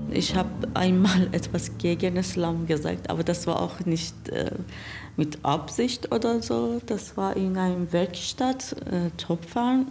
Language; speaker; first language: German; non-native, learner; Persian